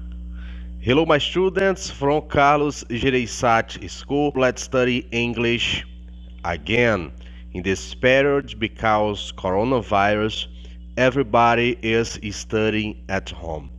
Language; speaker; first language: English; non-native, learner; Portuguese